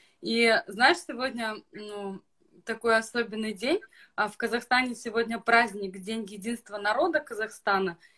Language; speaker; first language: Russian; native; Russian